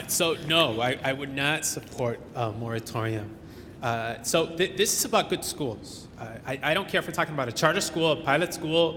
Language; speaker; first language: English; early bilingual, other home language; Spanish